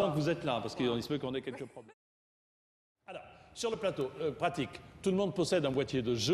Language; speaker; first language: French; native; French